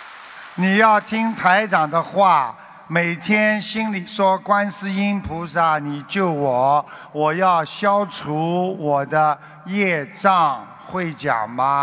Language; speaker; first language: Chinese; native; Chinese